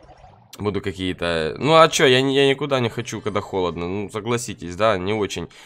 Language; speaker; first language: Russian; native; Russian